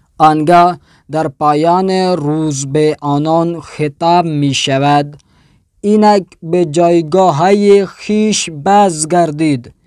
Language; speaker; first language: Persian; non-native, fluent; Urdu